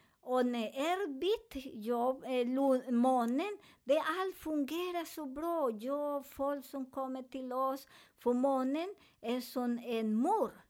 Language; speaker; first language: Swedish; non-native, learner; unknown